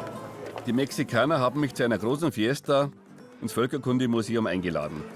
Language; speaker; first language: German; native; German